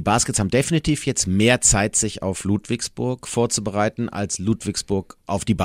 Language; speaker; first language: German; native; German